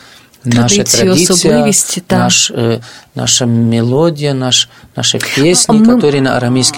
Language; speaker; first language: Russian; non-native, fluent; Arabic